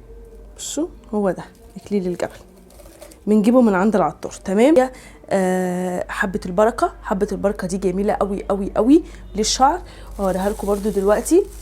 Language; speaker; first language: Arabic; native; Arabic